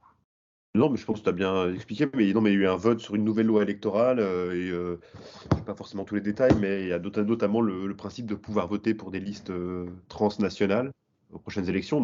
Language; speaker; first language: French; native; French